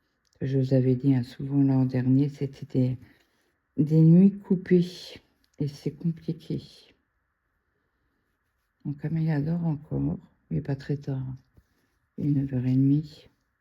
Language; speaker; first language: French; native; French